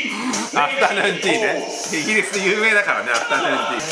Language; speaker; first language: Japanese; native; Japanese